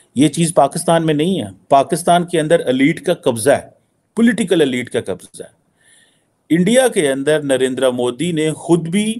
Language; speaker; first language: Urdu; native; Urdu